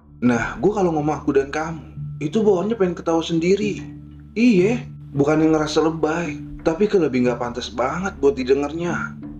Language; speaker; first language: Indonesian; native; Indonesian